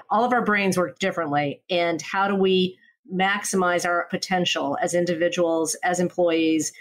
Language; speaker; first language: English; native; English